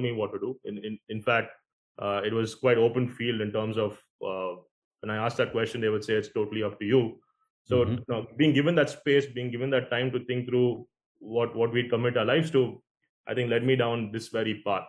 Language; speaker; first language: English; non-native, local second language; Konkani